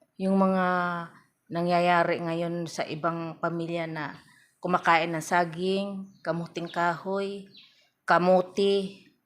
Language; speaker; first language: Filipino; non-native, local second language; Cebuano